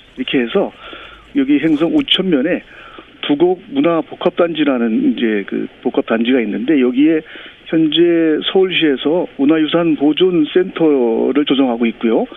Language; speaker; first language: Korean; native; Korean